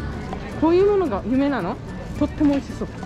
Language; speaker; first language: Japanese; non-native, fluent; Portuguese